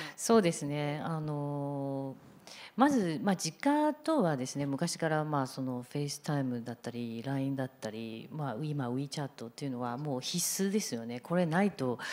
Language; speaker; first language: Japanese; non-native, fluent; Chinese